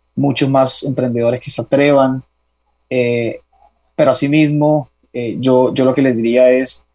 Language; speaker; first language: Spanish; native; Spanish